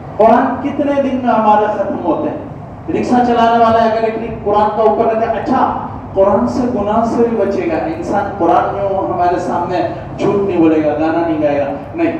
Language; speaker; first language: Urdu; native; Urdu